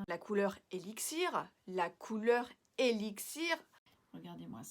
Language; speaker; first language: French; native; French